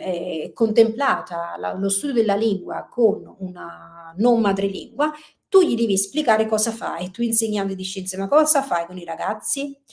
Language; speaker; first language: Italian; native; Italian